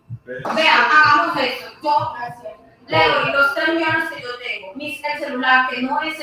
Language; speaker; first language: Spanish; native; Spanish